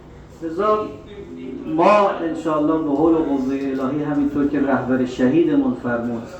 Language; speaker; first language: Persian; native; Persian